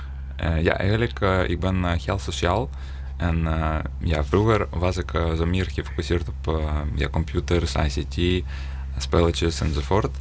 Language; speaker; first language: Dutch; non-native, fluent; Ukrainian